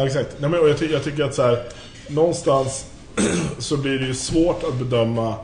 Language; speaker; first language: Swedish; native; Swedish